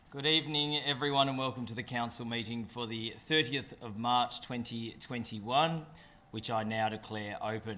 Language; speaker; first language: English; native; English